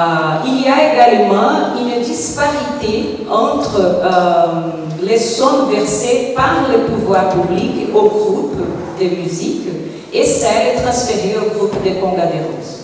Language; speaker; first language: French; non-native, fluent; Portuguese